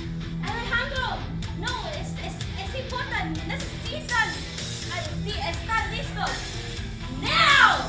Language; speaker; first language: Spanish; non-native, learner; English